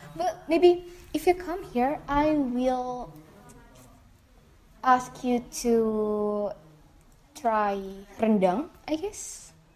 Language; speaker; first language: English; non-native, fluent; Indonesian